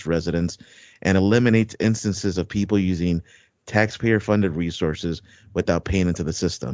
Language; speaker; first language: English; native; English